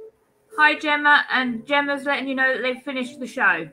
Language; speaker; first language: English; native; English